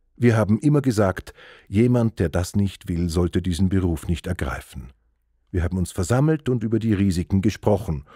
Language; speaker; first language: German; native; German